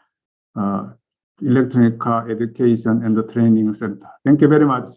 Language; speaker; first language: English; non-native, learner; Korean